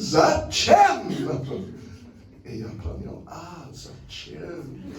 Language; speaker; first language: Russian; non-native, learner; English